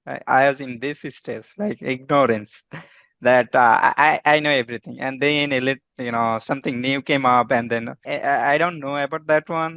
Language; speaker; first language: English; non-native, fluent; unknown